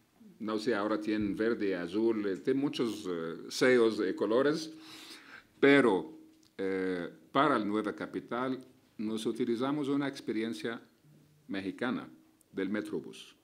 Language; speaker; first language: Spanish; non-native, fluent; Arabic